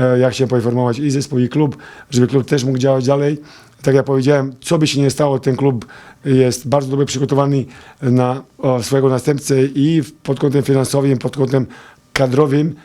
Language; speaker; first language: Polish; non-native, fluent; Serbian